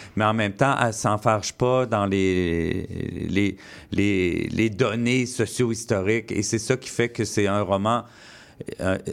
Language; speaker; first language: French; native; French